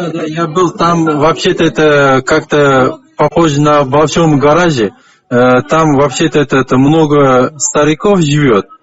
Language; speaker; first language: Russian; non-native, local second language; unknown